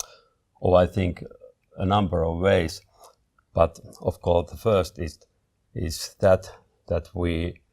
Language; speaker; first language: English; non-native, fluent; Finnish